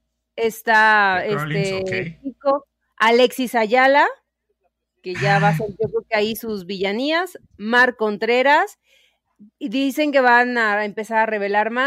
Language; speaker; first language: Spanish; native; Spanish